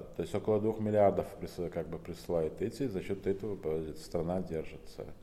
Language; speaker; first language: Russian; non-native, local second language; Tajik